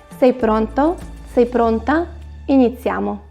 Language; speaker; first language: Italian; non-native, fluent; Ukrainian